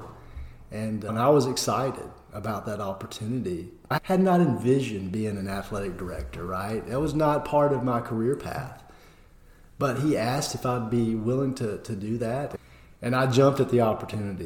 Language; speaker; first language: English; native; English